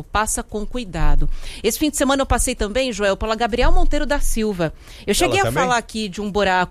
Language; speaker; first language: Portuguese; native; Portuguese